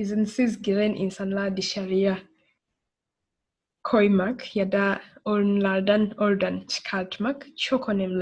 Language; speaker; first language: Turkish; non-native, learner; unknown